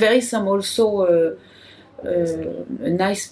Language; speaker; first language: English; non-native, learner; French